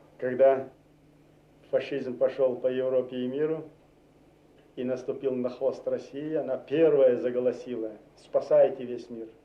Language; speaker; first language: Russian; non-native, local second language; Chechen